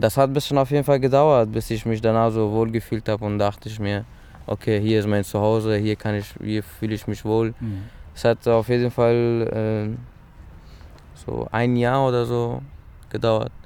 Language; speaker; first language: German; early bilingual, other home language; Persian